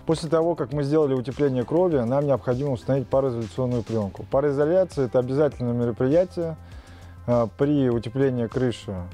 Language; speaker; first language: Russian; native; Russian